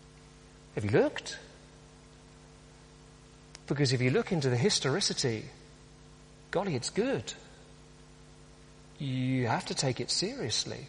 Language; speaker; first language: English; native; English